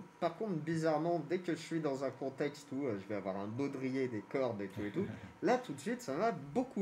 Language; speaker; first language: French; native; French